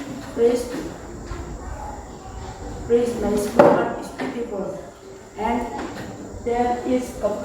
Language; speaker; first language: English; non-native, learner; Indonesian